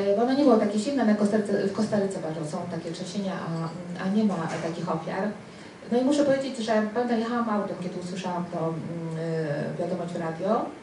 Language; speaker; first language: Polish; early bilingual, heritage; Spanish